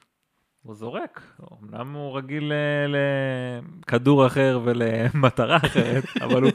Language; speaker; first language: Hebrew; native; Hebrew